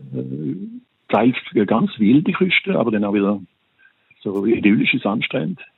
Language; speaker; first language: German; native; German